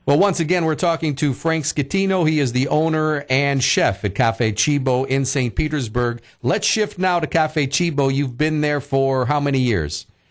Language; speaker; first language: English; early bilingual, other home language; Italian